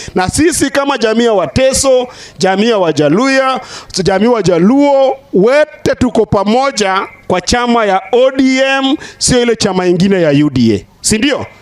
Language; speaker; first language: Swahili; non-native, local second language; Luo (Kenya and Tanzania)